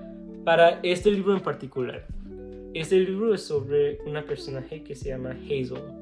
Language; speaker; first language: Spanish; non-native, learner; English